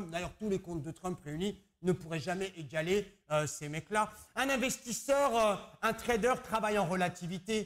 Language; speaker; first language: French; native; French